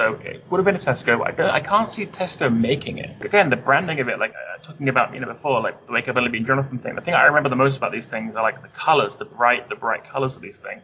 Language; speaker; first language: English; native; English